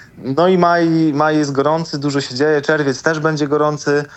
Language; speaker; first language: Polish; native; Polish